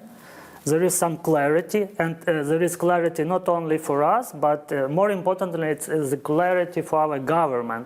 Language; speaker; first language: English; non-native, fluent; Ukrainian